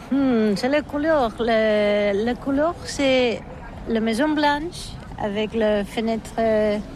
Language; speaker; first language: French; non-native, learner; Catalan